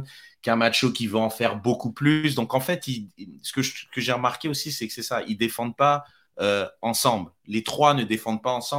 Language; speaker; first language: French; native; French